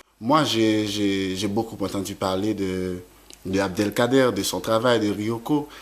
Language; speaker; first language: French; non-native, local second language; Haitian Creole